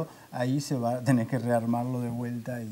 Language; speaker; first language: Spanish; native; Spanish